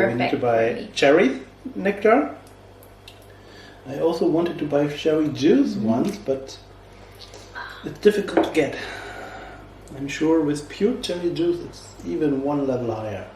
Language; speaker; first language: English; non-native, learner; German